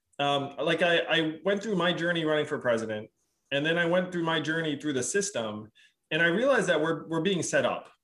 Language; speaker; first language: English; native; English